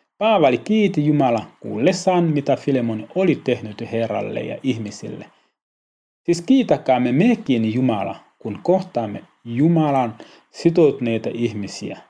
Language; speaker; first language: Finnish; non-native, learner; Swahili